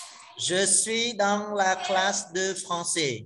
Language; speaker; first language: French; non-native, learner; Khmer